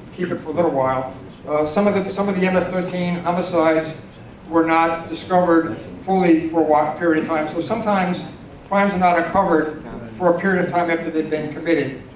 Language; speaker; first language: English; native; English